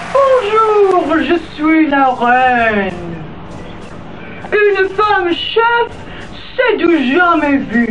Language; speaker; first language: French; non-native, fluent; English